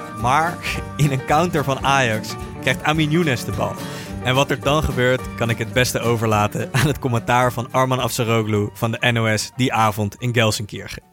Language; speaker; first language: Dutch; native; Dutch